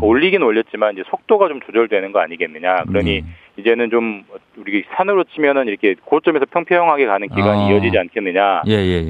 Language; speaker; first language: Korean; native; Korean